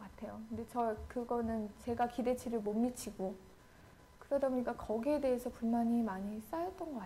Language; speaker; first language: Korean; native; Korean